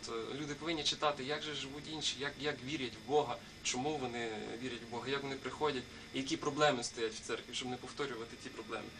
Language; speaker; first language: Ukrainian; native; Ukrainian